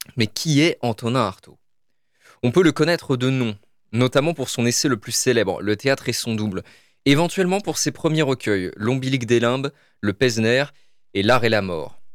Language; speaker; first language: French; native; French